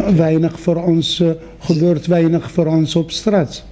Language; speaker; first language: Dutch; non-native, fluent; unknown